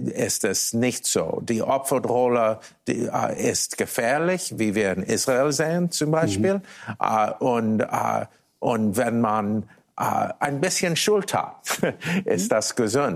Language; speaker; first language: German; non-native, fluent; English